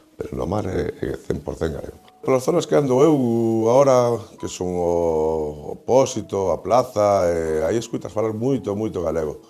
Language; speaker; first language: Galician; native; Galician